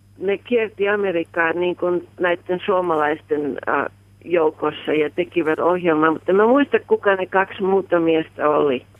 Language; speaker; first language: Finnish; early bilingual, heritage; Finnish